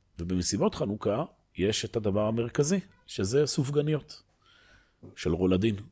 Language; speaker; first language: Hebrew; native; Hebrew